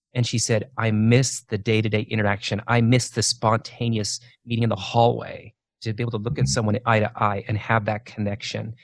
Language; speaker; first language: English; native; English